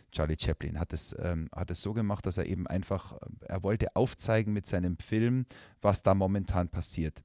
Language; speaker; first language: German; native; German